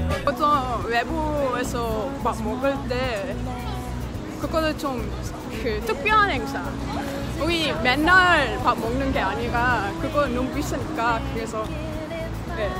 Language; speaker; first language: Korean; non-native, fluent; Dutch